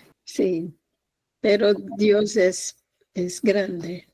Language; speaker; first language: Spanish; non-native, fluent; Portuguese